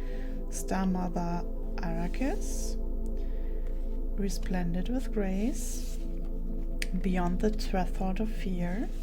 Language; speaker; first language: English; non-native, fluent; German